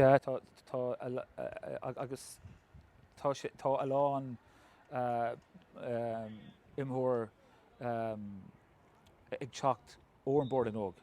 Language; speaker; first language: Irish; non-native, local second language; English